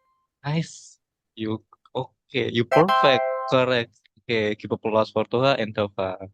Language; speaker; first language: English; non-native, learner; Indonesian